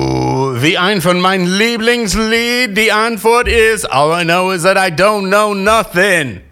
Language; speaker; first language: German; non-native, learner; English